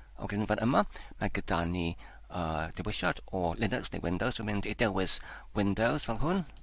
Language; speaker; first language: Welsh; non-native, learner; Polish